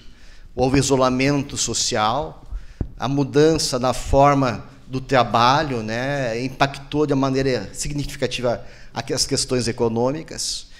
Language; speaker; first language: Portuguese; native; Portuguese